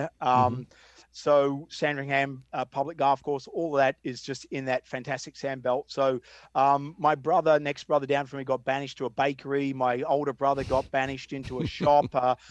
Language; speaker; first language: English; native; English